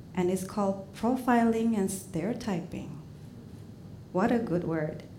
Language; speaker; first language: English; non-native, fluent; Indonesian